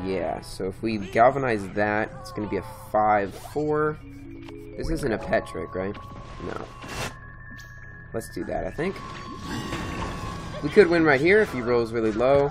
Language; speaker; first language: English; native; English